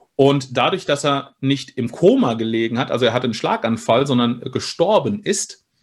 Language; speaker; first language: German; early bilingual, other home language; Spanish